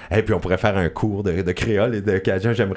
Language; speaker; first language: French; native; French